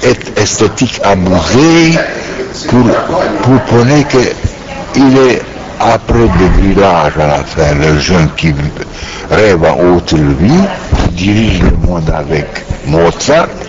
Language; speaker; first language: French; non-native, learner; Romanian